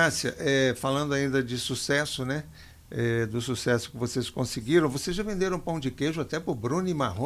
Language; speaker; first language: Portuguese; native; Portuguese